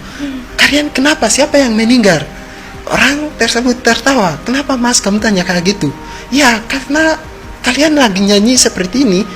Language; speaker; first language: Indonesian; non-native, fluent; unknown